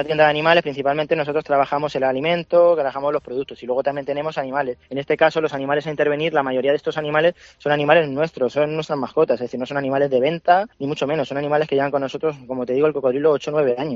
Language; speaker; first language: Spanish; native; Spanish